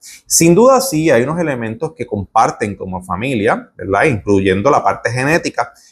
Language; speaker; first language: Spanish; native; Spanish